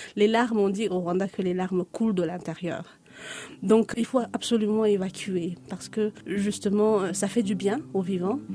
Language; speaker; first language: French; non-native, local second language; Lingala